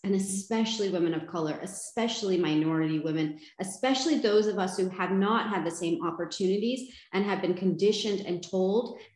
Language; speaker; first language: English; native; English